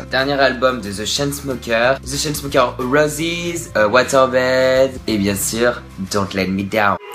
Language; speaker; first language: French; native; French